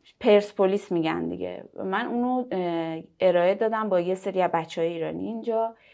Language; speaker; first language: Persian; native; Persian